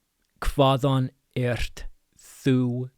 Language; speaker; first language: Icelandic; non-native, fluent; English